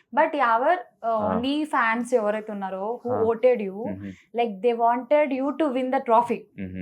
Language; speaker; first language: Telugu; native; Telugu